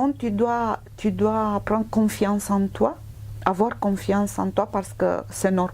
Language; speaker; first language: French; non-native, fluent; Romanian